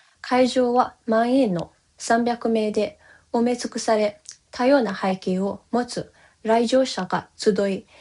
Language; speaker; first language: Japanese; non-native, fluent; Tibetan